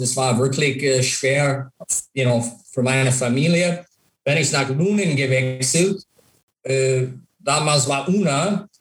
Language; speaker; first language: German; non-native, fluent; English